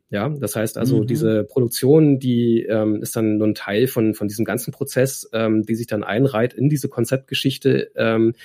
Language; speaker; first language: German; native; German